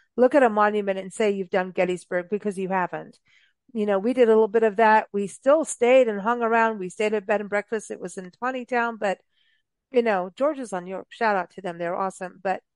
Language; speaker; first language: English; native; English